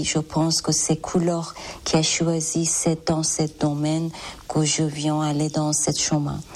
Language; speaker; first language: French; non-native, fluent; Persian